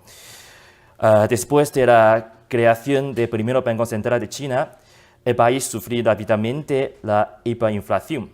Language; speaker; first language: Spanish; non-native, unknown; Chinese